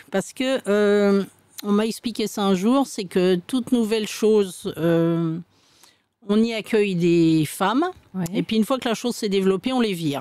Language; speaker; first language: French; native; French